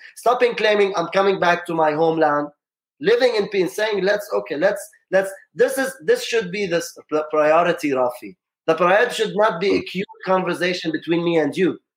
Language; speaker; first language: English; non-native, fluent; Arabic